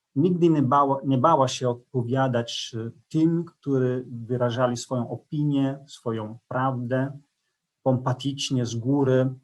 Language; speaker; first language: Polish; non-native, fluent; Italian